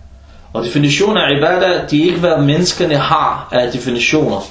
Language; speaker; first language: Danish; early bilingual, other home language; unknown